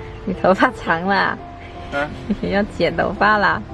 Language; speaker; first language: Chinese; native; Chinese